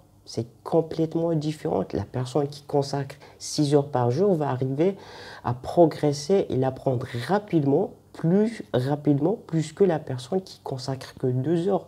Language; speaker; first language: French; non-native, fluent; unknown